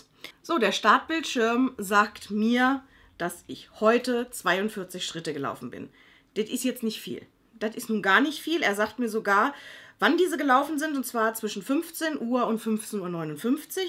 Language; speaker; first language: German; native; German